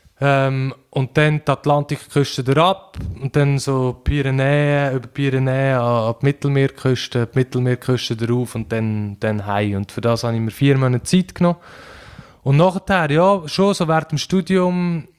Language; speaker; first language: German; native; German